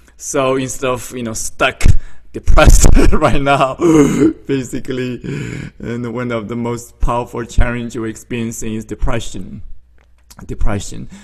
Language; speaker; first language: English; non-native, fluent; Chinese